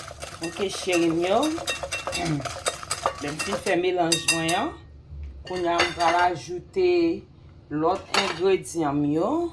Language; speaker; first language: French; non-native, local second language; Haitian Creole